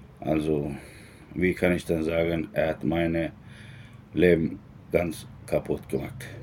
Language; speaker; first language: German; non-native, learner; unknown